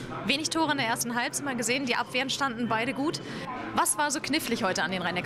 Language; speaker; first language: German; native; German